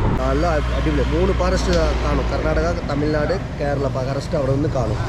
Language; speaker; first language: Malayalam; non-native, local second language; Tamil